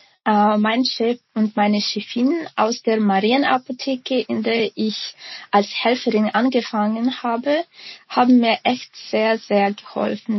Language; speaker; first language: German; non-native, fluent; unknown